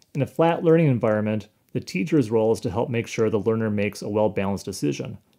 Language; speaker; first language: English; native; English